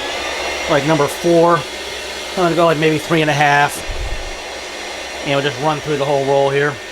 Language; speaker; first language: English; native; English